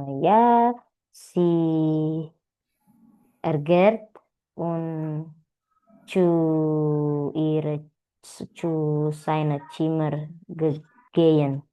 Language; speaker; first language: German; non-native, learner; Indonesian